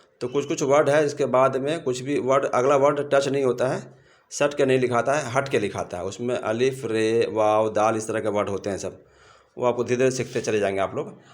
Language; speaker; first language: Urdu; native; Urdu